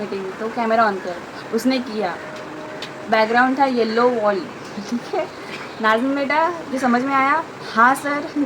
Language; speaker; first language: Hindi; non-native, local second language; Marathi